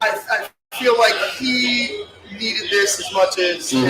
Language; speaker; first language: English; native; English